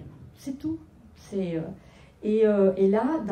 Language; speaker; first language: French; non-native, fluent; Spanish